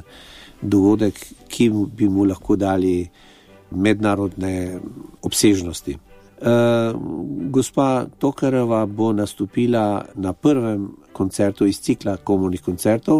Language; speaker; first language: Slovenian; native; Slovenian